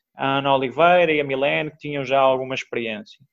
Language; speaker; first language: Portuguese; native; Portuguese